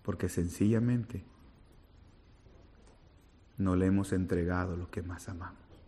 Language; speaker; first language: Spanish; native; Spanish